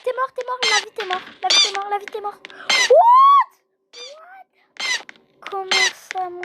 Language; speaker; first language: French; native; French